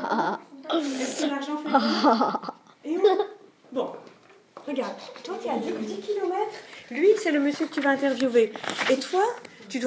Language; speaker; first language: French; native; French